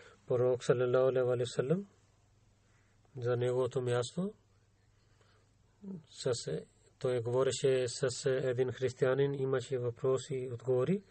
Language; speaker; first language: Bulgarian; non-native, learner; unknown